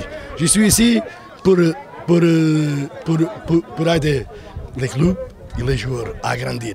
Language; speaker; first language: French; non-native, learner; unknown